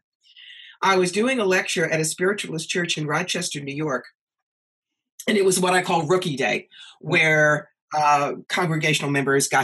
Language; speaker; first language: English; native; English